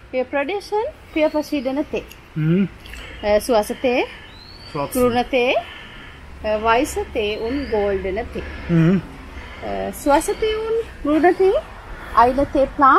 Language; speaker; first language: German; non-native, learner; Sinhala